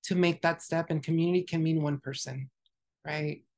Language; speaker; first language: English; early bilingual, other home language; Spanish